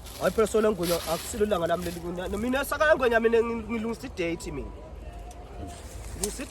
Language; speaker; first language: Zulu; non-native, local second language; Swati